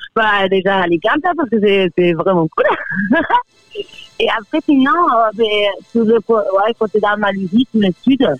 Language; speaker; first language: French; non-native, fluent; Spanish